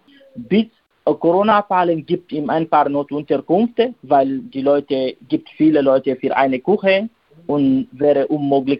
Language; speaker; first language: German; non-native, learner; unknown